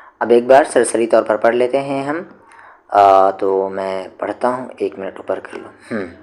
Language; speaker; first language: Urdu; native; Urdu